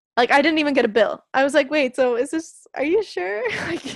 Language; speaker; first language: English; non-native, fluent; Finnish